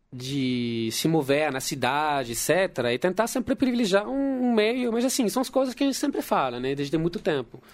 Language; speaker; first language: Portuguese; non-native, fluent; French